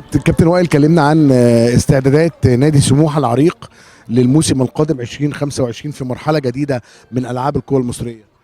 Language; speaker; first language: Arabic; native; Arabic